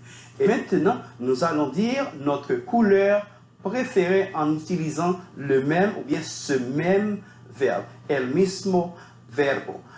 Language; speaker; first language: French; non-native, fluent; Spanish